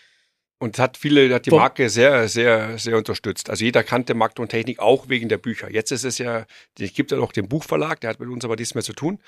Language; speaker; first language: German; native; German